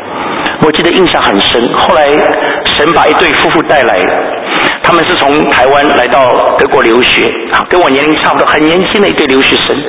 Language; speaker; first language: Chinese; native; Chinese